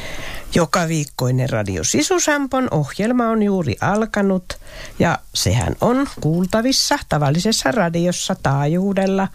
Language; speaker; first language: Finnish; native; Finnish